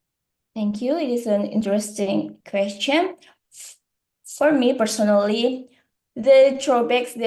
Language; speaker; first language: English; non-native, learner; Indonesian